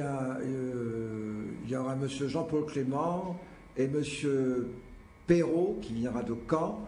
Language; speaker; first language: French; native; French